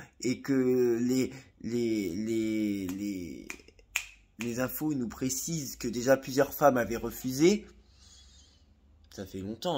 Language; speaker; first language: French; native; French